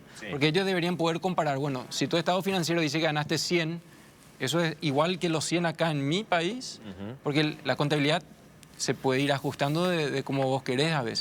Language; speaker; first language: Spanish; native; Spanish